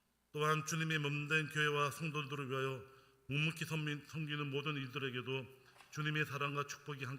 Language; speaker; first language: Korean; native; Korean